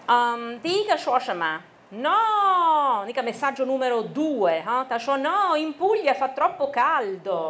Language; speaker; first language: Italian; non-native, fluent; Chinese